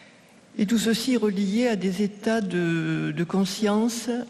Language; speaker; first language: French; native; French